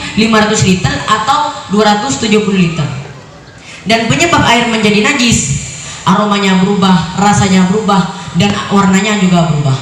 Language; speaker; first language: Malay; non-native, local second language; Madurese